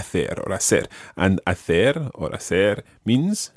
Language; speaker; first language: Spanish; non-native, fluent; English